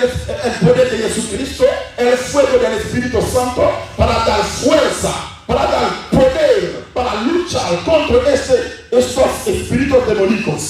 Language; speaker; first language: Spanish; non-native, learner; Haitian Creole